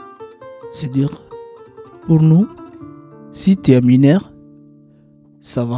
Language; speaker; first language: French; non-native, learner; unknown